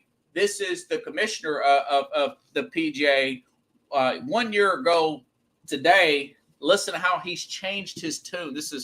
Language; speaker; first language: English; native; English